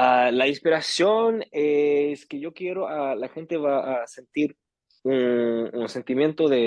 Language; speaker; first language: Spanish; early bilingual, heritage; Swedish